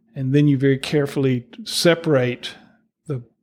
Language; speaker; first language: English; native; English